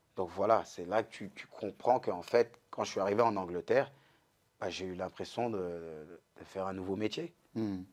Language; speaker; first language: French; native; French